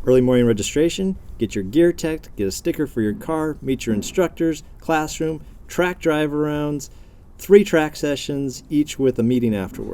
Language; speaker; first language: English; native; English